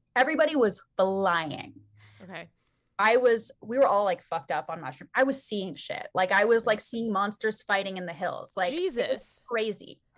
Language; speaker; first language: English; native; English